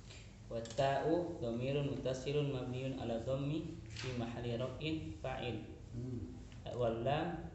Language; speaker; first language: Arabic; non-native, learner; Indonesian